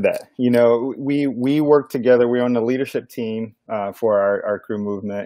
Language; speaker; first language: English; native; English